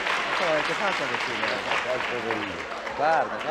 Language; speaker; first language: Italian; native; Italian